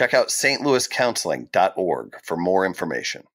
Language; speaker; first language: English; native; English